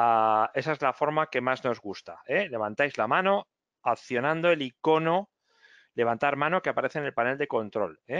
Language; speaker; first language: Spanish; native; Spanish